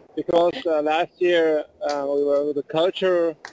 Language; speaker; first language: English; non-native, fluent; German